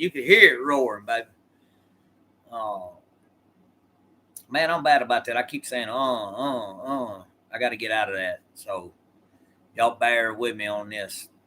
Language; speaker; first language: English; native; English